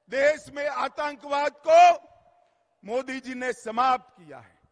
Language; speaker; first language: Hindi; non-native, local second language; Gujarati